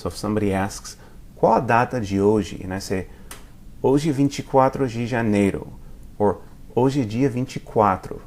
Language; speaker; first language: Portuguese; non-native, fluent; English